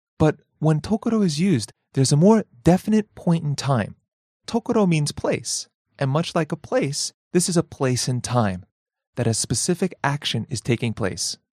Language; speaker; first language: English; native; English